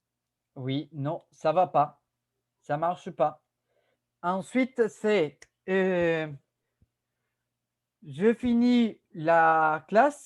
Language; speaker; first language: French; non-native, fluent; Spanish